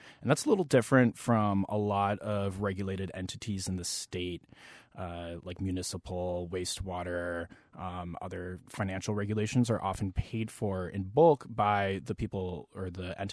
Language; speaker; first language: English; native; English